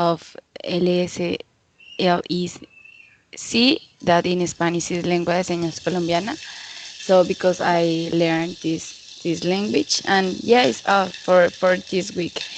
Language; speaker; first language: English; non-native, learner; Spanish